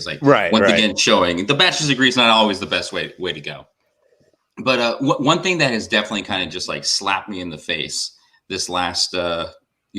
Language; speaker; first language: English; native; English